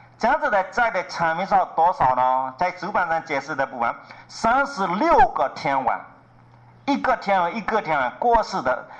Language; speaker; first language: Chinese; non-native, fluent; Burmese